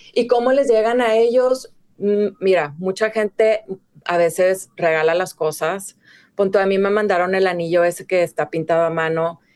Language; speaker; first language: Spanish; native; Spanish